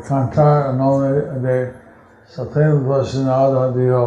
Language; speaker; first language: Spanish; non-native, learner; English